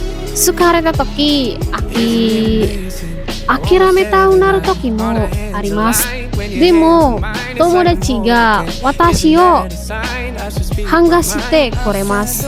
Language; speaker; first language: Japanese; non-native, learner; Indonesian